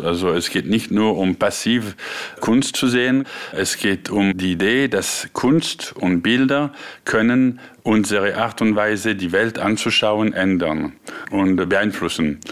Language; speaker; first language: German; non-native, local second language; French